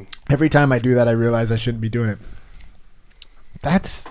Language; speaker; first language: English; native; English